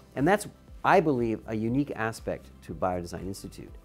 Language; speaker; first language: English; native; English